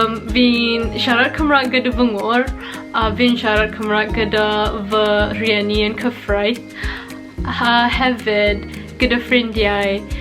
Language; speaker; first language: Welsh; non-native, learner; Malay